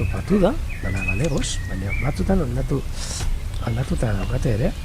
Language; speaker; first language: Basque; native; Basque